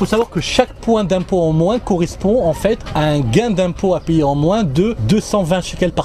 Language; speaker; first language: French; native; French